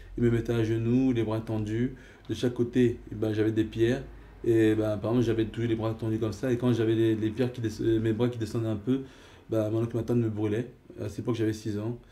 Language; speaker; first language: French; early bilingual, other home language; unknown